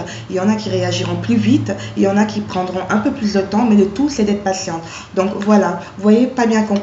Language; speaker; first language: French; native; French